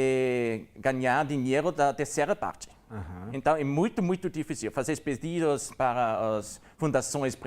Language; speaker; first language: Portuguese; non-native, learner; German